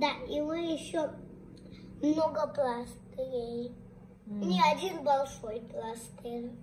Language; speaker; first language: Russian; early bilingual, heritage; Russian